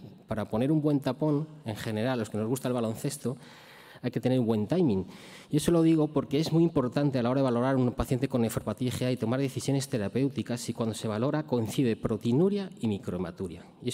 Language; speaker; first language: Spanish; native; Spanish